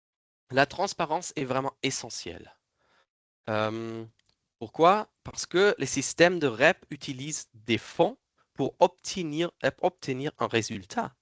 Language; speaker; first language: French; non-native, fluent; German